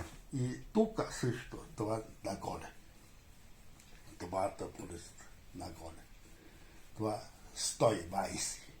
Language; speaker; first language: Bulgarian; non-native, learner; Chinese